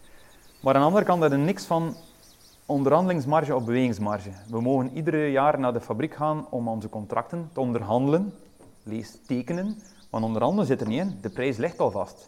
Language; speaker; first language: Dutch; native; Dutch